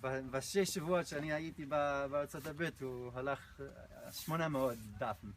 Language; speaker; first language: Hebrew; non-native, fluent; English